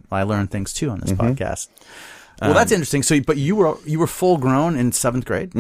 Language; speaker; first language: English; native; English